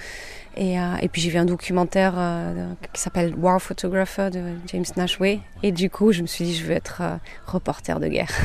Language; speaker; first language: French; native; French